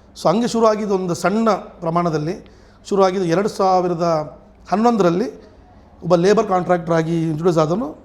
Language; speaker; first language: Kannada; non-native, local second language; Telugu